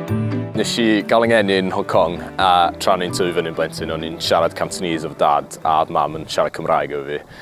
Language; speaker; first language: Welsh; early bilingual, heritage; Cantonese